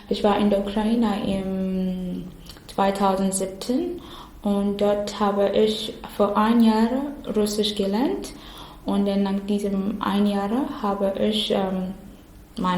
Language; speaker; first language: German; non-native, learner; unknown